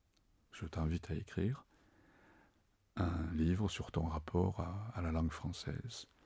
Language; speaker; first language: French; non-native, fluent; Japanese